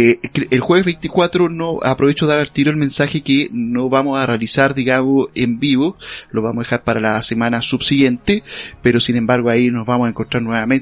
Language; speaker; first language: Spanish; native; Spanish